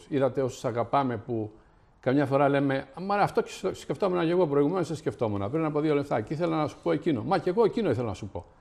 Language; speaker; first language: Greek; native; Greek